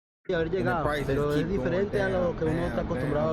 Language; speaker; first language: Spanish; native; Spanish